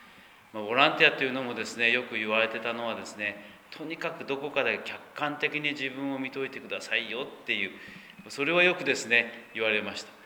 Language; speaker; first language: Japanese; native; Japanese